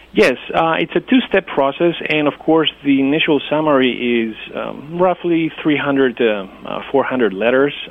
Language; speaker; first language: English; non-native, fluent; Greek